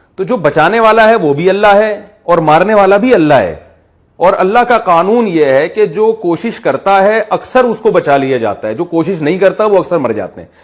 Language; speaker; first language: Urdu; native; Urdu